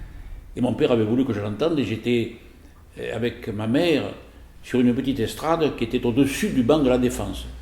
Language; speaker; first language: French; native; French